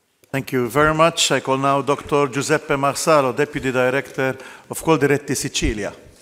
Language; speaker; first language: English; non-native, local second language; Maltese